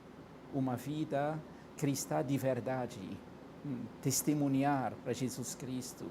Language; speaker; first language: Portuguese; non-native, fluent; Arabic